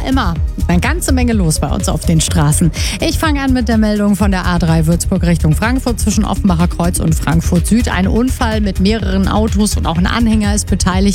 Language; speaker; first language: German; native; German